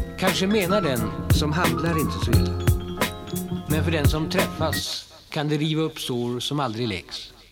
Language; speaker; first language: Swedish; native; Swedish